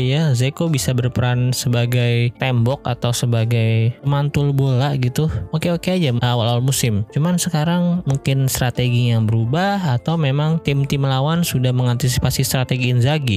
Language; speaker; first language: Indonesian; native; Indonesian